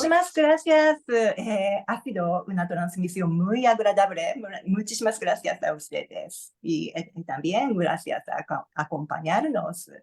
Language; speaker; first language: Spanish; non-native, learner; Japanese